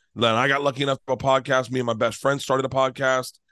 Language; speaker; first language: English; native; English